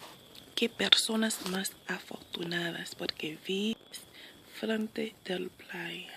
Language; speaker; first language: Spanish; early bilingual, other home language; Haitian Creole